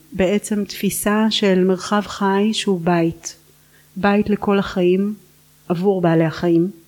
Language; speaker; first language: Hebrew; native; Hebrew